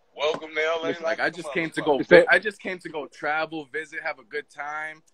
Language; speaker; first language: English; native; English